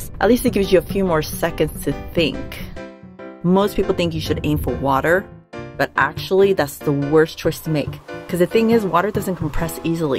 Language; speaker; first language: English; native; English